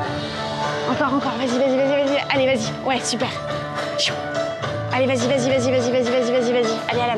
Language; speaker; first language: French; native; French